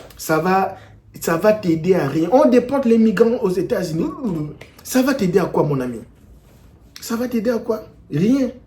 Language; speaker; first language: French; non-native, local second language; Lingala